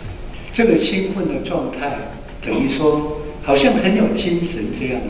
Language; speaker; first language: Chinese; native; Chinese